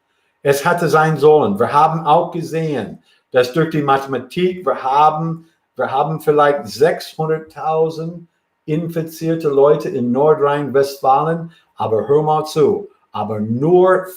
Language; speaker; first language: German; non-native, fluent; English